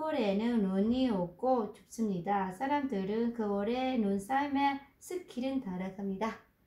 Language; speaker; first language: Korean; non-native, fluent; Vietnamese